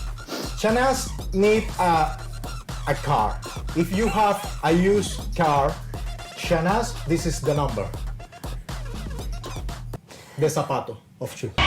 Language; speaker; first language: English; non-native, learner; Spanish